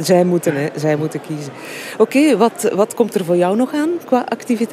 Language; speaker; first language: Dutch; native; Dutch